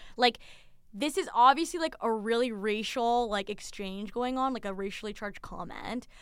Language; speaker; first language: English; early bilingual, other home language; Tigrinya